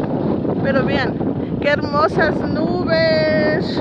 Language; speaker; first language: Spanish; native; Spanish